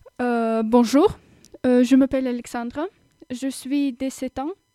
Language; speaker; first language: French; non-native, learner; Russian